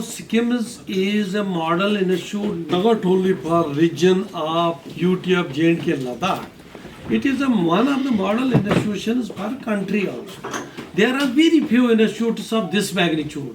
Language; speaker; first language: English; non-native, local second language; Kashmiri